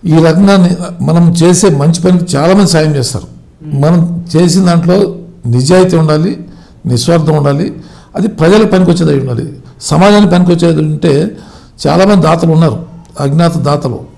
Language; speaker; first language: Telugu; native; Telugu